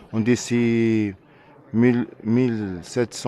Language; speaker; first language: French; non-native, learner; Arabic